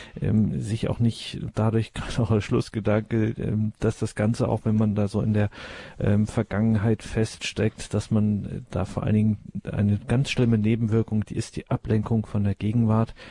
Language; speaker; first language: German; native; German